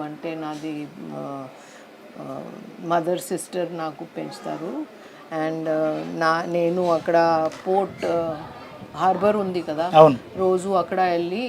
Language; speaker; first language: Telugu; non-native, fluent; Hindi